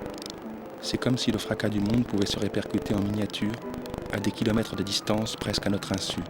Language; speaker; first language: French; native; French